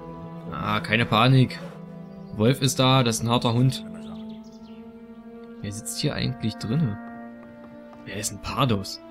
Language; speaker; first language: German; native; German